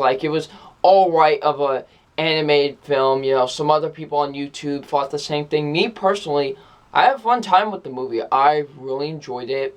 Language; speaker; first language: English; native; English